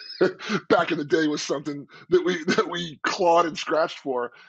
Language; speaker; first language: English; native; English